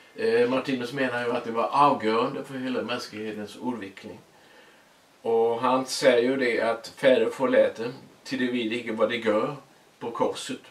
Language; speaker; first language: Swedish; native; Swedish